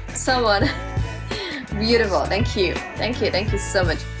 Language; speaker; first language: English; non-native, learner; Russian